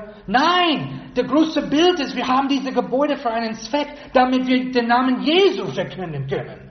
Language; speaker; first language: German; non-native, fluent; English